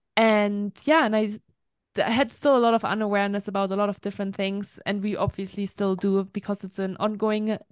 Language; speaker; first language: English; non-native, fluent; German